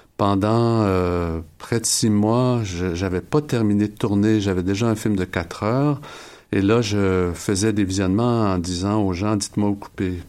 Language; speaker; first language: French; native; French